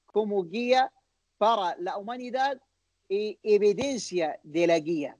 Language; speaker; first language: Spanish; non-native, learner; Arabic